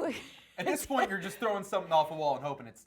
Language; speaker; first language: English; native; English